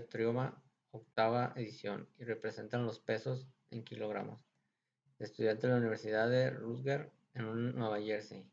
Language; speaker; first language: Spanish; native; Spanish